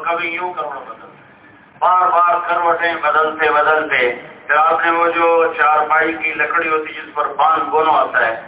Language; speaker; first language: Urdu; non-native, local second language; Punjabi